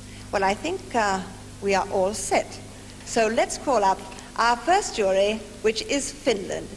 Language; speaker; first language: English; native; English